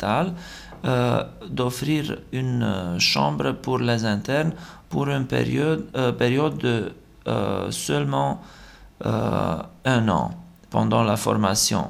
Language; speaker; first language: French; non-native, fluent; Romanian